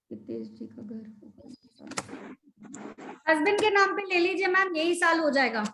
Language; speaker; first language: Hindi; native; Hindi